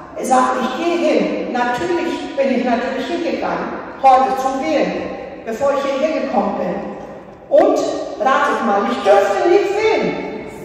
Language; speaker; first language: German; non-native, fluent; Greek